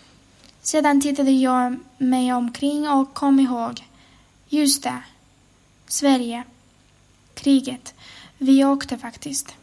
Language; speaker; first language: Swedish; non-native, fluent; Ukrainian